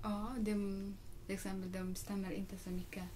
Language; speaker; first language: Swedish; non-native, learner; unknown